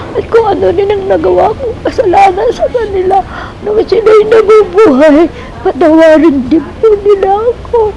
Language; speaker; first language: Filipino; native; Filipino